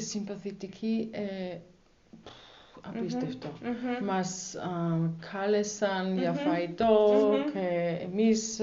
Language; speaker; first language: Greek; non-native, learner; German